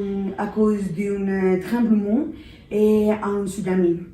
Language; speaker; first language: French; non-native, learner; Spanish